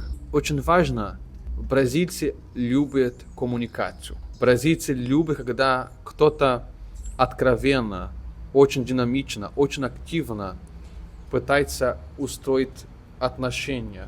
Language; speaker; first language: Russian; non-native, fluent; Portuguese